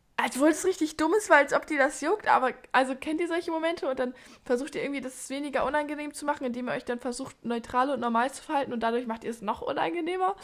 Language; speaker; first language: German; native; German